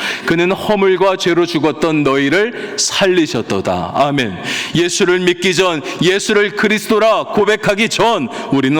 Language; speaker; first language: Korean; native; Korean